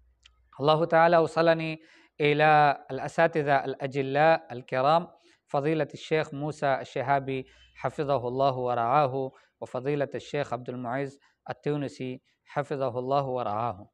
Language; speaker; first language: Arabic; non-native, fluent; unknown